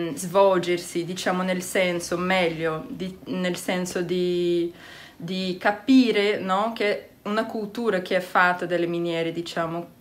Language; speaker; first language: Italian; non-native, fluent; Portuguese